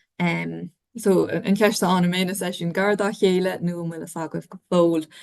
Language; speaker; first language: Irish; native; Irish